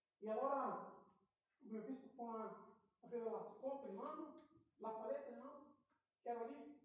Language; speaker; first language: Italian; non-native, fluent; Portuguese